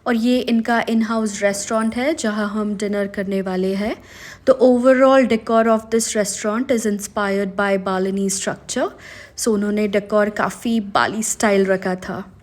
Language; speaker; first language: Hindi; non-native, local second language; Marathi